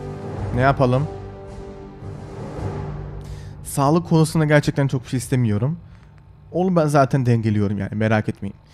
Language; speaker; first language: Turkish; early bilingual, heritage; Turkish